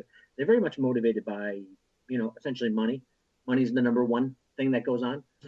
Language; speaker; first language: English; native; English